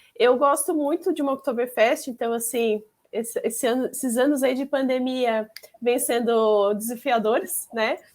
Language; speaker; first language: Portuguese; native; Portuguese